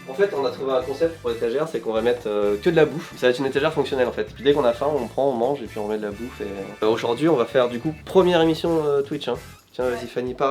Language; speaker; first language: French; native; French